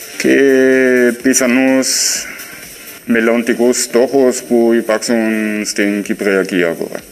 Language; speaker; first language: Greek; non-native, fluent; German